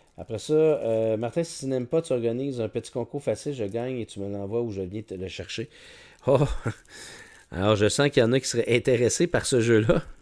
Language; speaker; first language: French; native; French